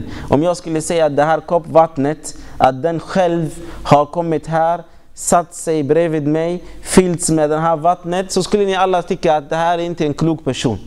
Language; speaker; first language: Swedish; non-native, fluent; Arabic